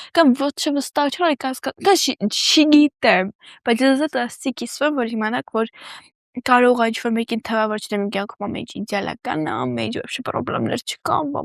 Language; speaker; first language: Armenian; early bilingual, heritage; Armenian